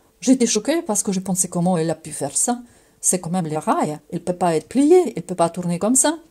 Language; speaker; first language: French; non-native, fluent; Russian